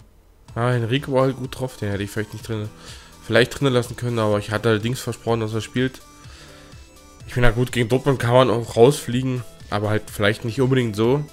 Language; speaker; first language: German; native; German